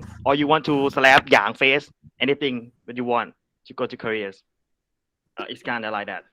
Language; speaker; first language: English; non-native, learner; Thai